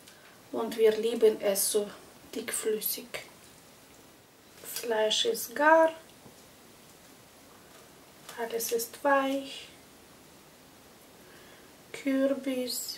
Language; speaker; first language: German; non-native, fluent; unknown